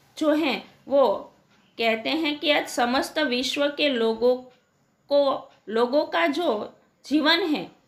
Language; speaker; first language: Hindi; non-native, local second language; Gujarati